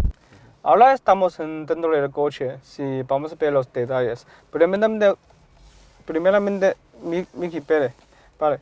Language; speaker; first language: Spanish; non-native, learner; Chinese